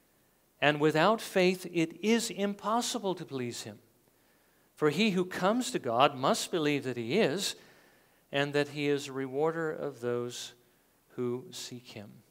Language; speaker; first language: English; native; English